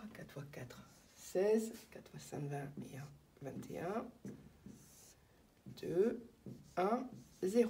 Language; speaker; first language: French; native; French